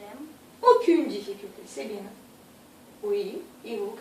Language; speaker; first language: French; non-native, fluent; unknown